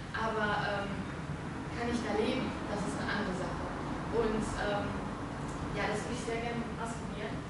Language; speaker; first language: German; early bilingual, other home language; Armenian